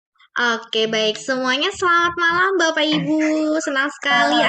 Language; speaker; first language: Indonesian; native; Indonesian